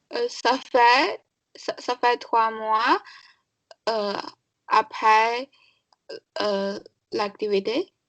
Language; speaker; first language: French; non-native, learner; Chinese